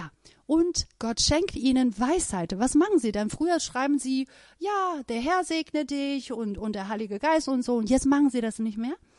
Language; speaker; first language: German; non-native, fluent; Persian